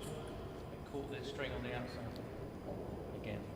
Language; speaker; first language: English; native; English